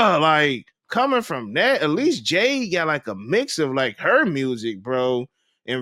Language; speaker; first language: English; native; English